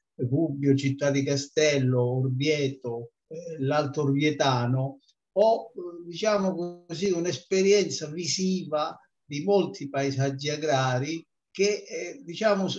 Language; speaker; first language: Italian; native; Italian